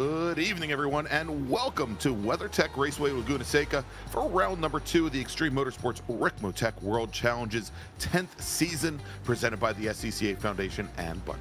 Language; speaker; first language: English; native; English